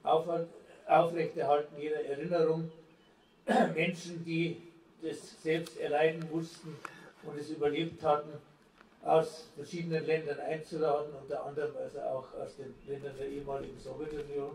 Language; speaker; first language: German; native; German